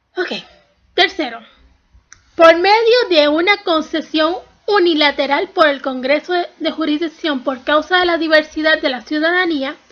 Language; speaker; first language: Spanish; native; Spanish